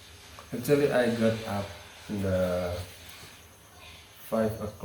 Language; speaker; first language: English; non-native, learner; Indonesian